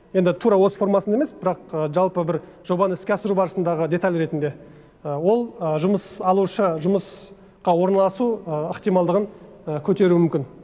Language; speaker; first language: Kazakh; native; Kazakh